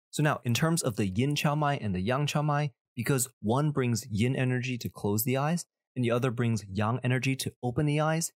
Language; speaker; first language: English; early bilingual, other home language; Chinese